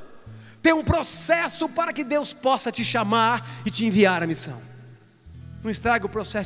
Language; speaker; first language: Portuguese; native; Portuguese